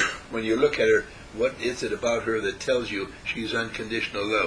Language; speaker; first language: English; native; English